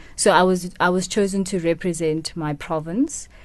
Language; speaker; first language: English; non-native, local second language; Tswana